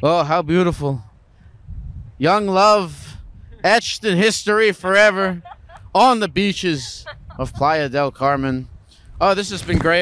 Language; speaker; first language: English; native; English